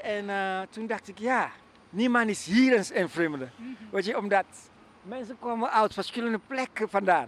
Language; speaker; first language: Dutch; non-native, learner; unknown